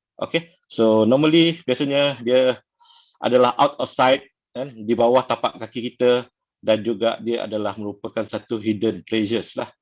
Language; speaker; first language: Malay; non-native, local second language; Tamil